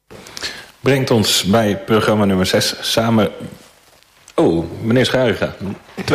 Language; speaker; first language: Dutch; native; Dutch